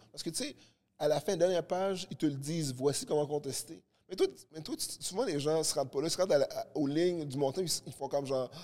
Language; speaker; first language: French; early bilingual, other home language; Haitian Creole